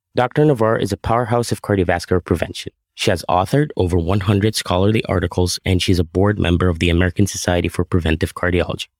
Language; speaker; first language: English; non-native, fluent; Arabic